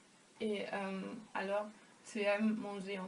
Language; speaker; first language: French; non-native, fluent; German